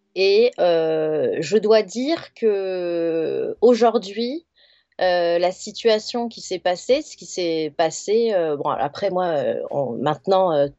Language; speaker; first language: French; native; French